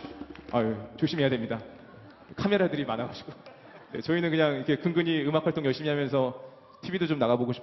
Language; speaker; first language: Korean; native; Korean